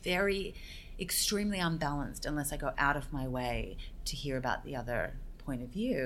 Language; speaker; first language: English; native; English